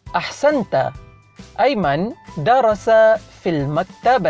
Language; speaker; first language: Arabic; non-native, fluent; Malay